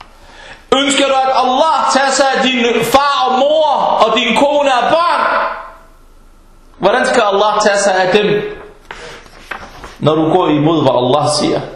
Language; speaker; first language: Danish; early bilingual, other home language; Arabic